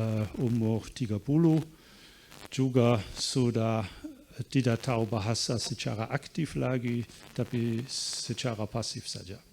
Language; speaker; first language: Indonesian; non-native, fluent; German